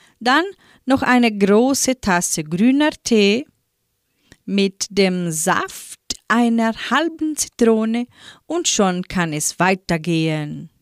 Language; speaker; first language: German; native; German